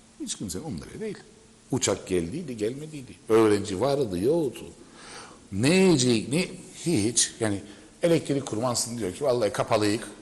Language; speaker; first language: Turkish; native; Turkish